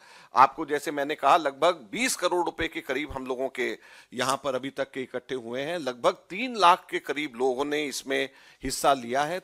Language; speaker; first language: Hindi; native; Hindi